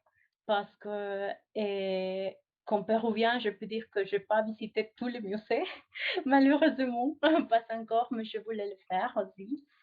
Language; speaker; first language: French; non-native, fluent; Spanish